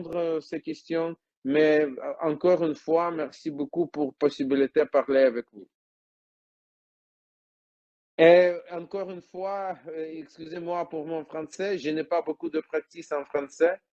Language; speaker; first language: French; non-native, learner; Ukrainian